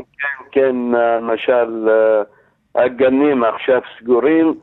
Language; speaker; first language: Hebrew; non-native, learner; Arabic